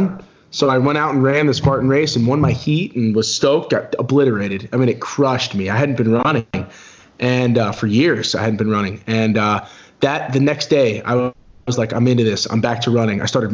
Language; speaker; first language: English; native; English